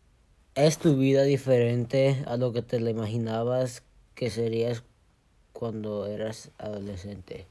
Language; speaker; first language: Spanish; early bilingual, heritage; Spanish